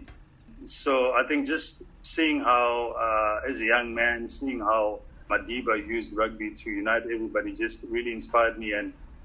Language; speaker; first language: English; non-native, local second language; Shona